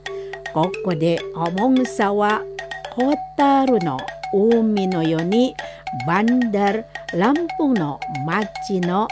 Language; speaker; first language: Japanese; non-native, fluent; Indonesian